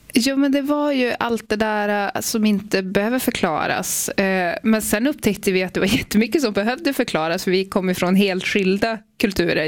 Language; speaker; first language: Swedish; native; Swedish